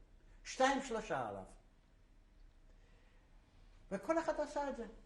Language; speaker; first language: Hebrew; non-native, fluent; Polish